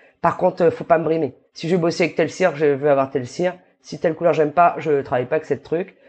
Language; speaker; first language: French; native; French